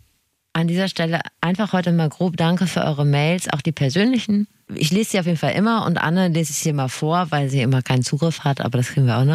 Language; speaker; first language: German; native; German